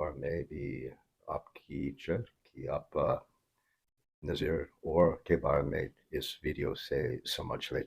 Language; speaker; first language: Hindi; non-native, fluent; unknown